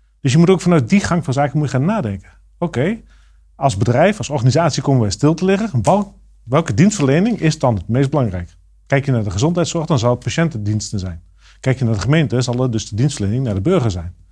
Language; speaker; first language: Dutch; native; Dutch